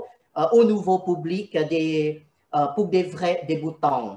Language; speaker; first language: French; non-native, fluent; Thai